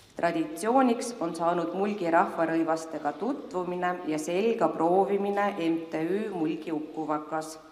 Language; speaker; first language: Estonian; native; Estonian